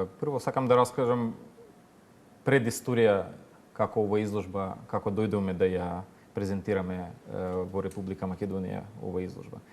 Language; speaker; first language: Macedonian; non-native, fluent; Ukrainian